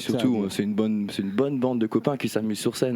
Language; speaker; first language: French; native; French